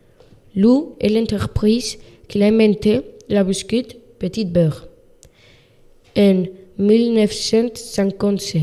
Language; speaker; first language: French; non-native, learner; Spanish